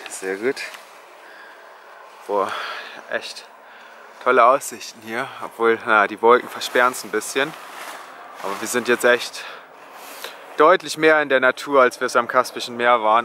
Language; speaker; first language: German; native; German